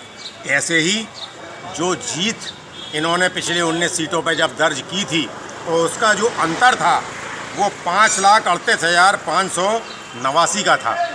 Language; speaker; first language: Hindi; native; Hindi